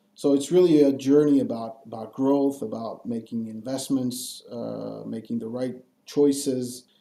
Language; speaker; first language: English; non-native, fluent; French